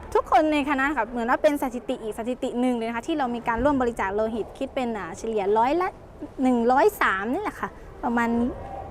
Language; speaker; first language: Thai; native; Thai